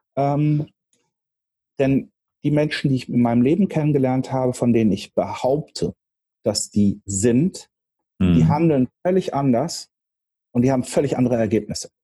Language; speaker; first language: German; native; German